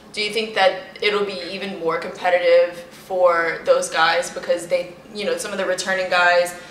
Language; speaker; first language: English; native; English